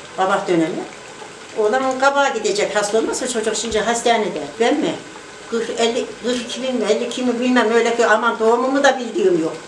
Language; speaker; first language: Turkish; native; Turkish